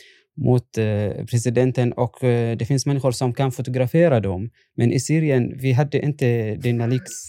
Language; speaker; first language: Swedish; non-native, fluent; Arabic